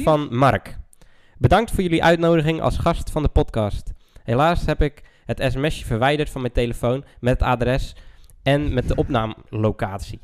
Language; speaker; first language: Dutch; native; Dutch